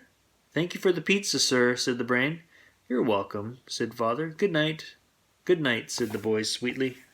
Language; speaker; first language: English; native; English